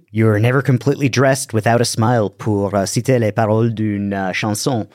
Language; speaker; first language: French; non-native, fluent; English